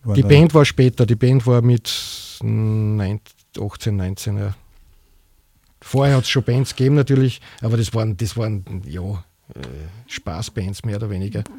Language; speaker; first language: German; native; German